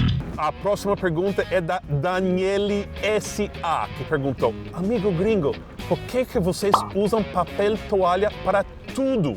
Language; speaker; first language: Portuguese; non-native, fluent; English